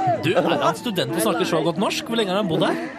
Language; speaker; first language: Norwegian; native; Norwegian